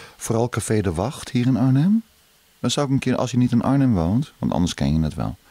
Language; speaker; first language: Dutch; native; Dutch